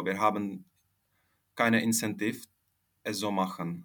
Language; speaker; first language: German; non-native, fluent; Czech